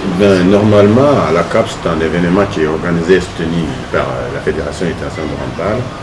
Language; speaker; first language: French; non-native, local second language; Rundi